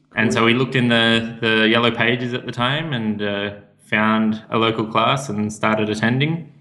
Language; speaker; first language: English; native; English